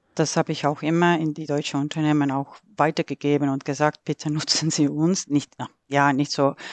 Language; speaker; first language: German; non-native, fluent; Estonian